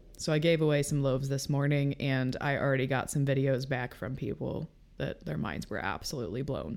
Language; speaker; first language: English; native; English